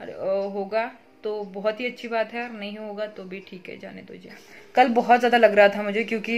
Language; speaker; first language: Hindi; native; Hindi